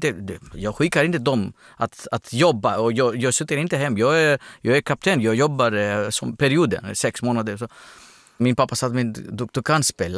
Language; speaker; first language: Swedish; non-native, learner; Greek